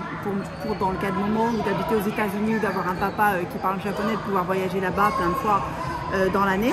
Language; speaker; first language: French; native; French